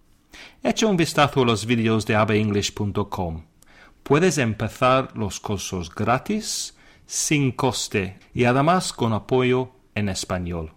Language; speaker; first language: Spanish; non-native, fluent; English